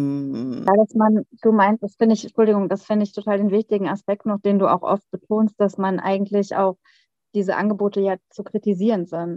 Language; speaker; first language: German; native; German